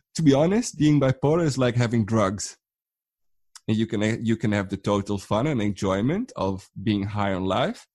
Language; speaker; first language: English; non-native, fluent; Dutch